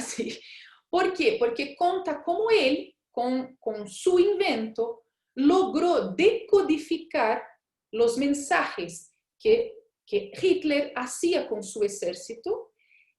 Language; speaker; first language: Spanish; non-native, fluent; Portuguese